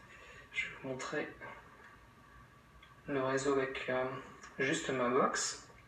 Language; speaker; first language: French; native; French